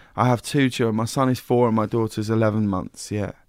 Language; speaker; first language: English; native; English